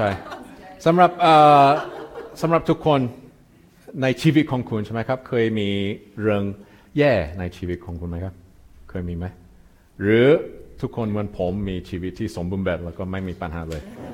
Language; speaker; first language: Thai; non-native, fluent; English